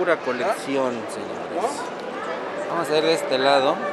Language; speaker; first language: Spanish; native; Spanish